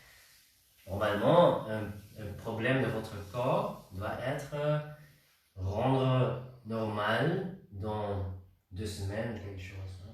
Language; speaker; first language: French; non-native, learner; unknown